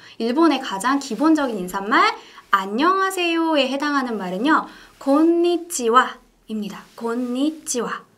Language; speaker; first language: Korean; native; Korean